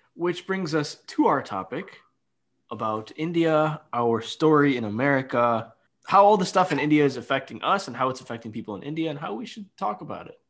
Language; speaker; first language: English; early bilingual, other home language; Hindi